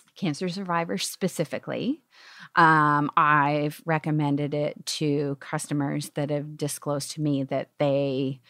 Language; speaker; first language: English; native; English